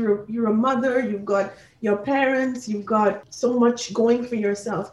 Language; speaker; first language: English; non-native, local second language; Punjabi